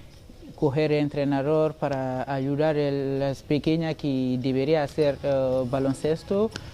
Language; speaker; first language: Spanish; non-native, learner; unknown